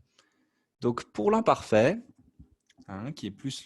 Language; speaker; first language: French; native; French